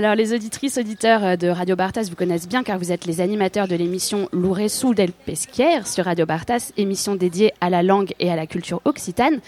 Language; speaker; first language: French; native; French